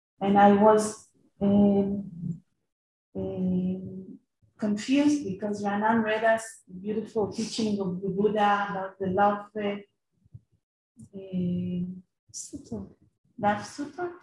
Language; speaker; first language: English; non-native, fluent; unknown